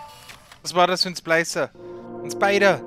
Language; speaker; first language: German; native; German